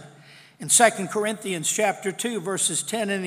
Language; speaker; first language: English; native; English